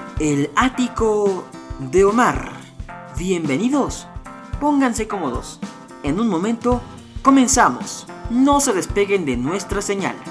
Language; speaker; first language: Spanish; native; Spanish